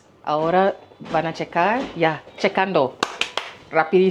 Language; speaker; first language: Spanish; non-native, learner; English